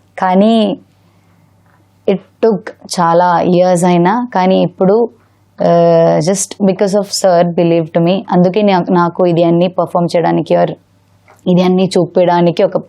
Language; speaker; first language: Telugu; non-native, learner; Malayalam